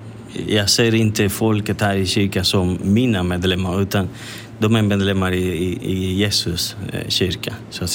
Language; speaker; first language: Swedish; non-native, fluent; Spanish